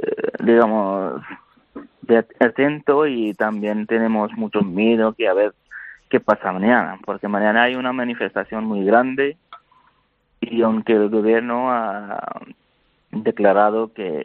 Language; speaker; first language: Spanish; non-native, learner; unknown